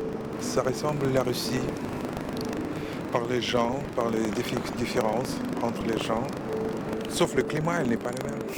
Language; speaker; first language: French; non-native, fluent; Russian